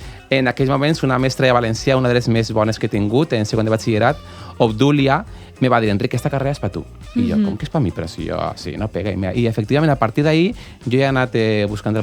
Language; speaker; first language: Catalan; native; Catalan